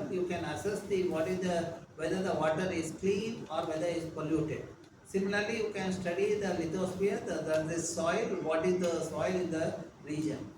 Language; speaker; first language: English; non-native, local second language; Kannada